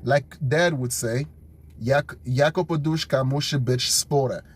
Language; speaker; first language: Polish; non-native, learner; English